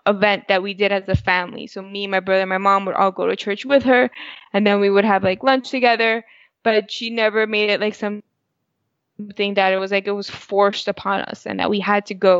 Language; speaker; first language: English; early bilingual, other home language; Spanish